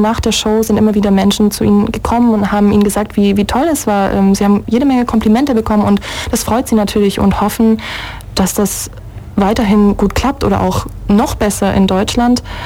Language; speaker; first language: German; native; German